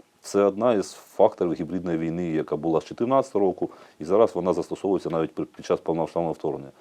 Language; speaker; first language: Ukrainian; native; Ukrainian